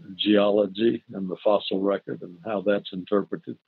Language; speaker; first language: English; native; English